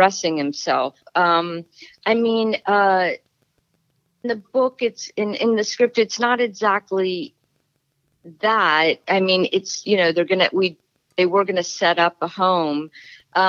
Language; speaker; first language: English; native; English